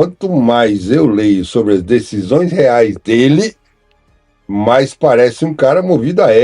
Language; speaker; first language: Portuguese; native; Portuguese